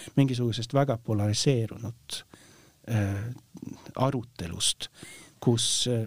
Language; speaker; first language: Estonian; non-native, fluent; Norwegian